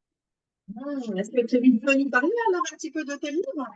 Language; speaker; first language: French; native; French